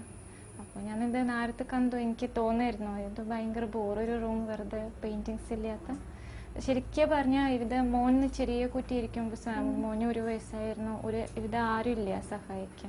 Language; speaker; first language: Malayalam; non-native, fluent; Russian